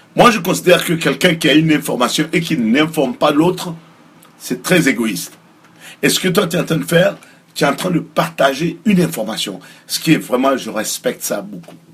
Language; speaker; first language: French; non-native, local second language; Mossi